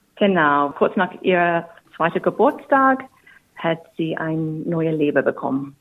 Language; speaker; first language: German; non-native, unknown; English